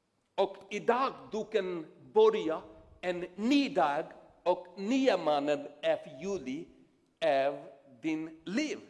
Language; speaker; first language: Swedish; non-native, learner; Urdu